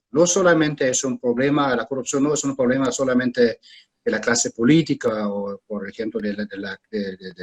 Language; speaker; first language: Spanish; non-native, fluent; German